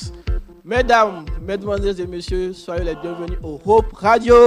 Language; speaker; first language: French; non-native, fluent; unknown